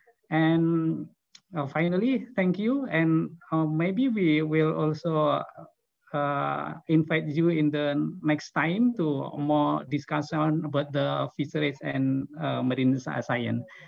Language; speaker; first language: English; non-native, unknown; Indonesian